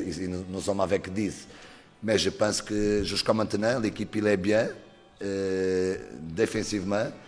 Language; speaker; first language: French; non-native, learner; Portuguese